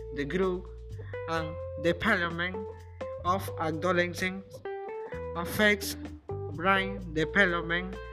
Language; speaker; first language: English; non-native, learner; Spanish